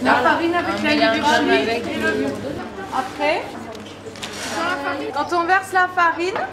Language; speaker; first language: French; native; French